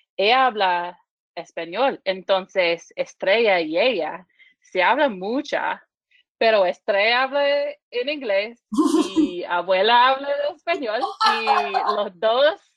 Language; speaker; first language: Spanish; non-native, learner; English